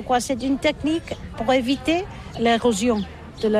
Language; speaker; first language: French; non-native, learner; Catalan